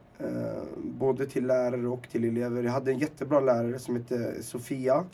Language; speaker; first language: Swedish; early bilingual, other home language; Arabic